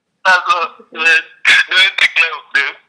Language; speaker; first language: Swedish; non-native, fluent; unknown